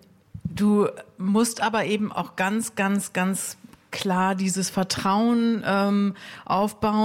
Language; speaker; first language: German; native; German